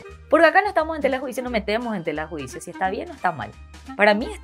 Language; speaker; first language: Spanish; native; Spanish